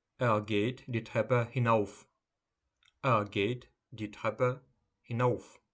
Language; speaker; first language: German; non-native, fluent; Ukrainian